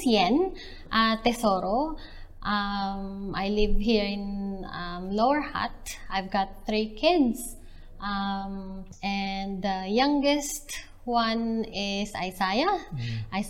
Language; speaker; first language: English; non-native, local second language; Filipino